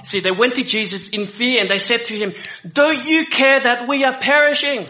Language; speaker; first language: English; early bilingual, other home language; Vietnamese